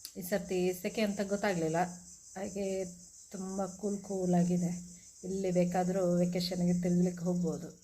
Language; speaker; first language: Kannada; non-native, local second language; Tulu